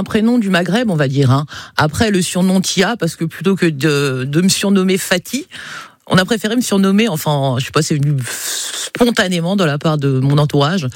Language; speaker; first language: French; native; French